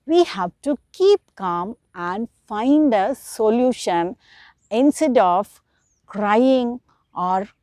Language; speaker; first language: English; non-native, local second language; Tamil